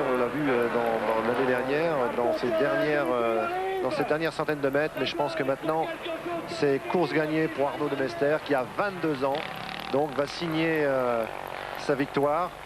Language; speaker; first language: French; native; French